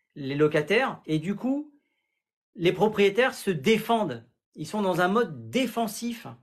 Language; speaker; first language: French; native; French